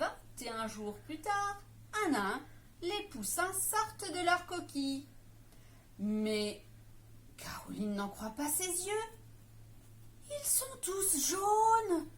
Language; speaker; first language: French; native; French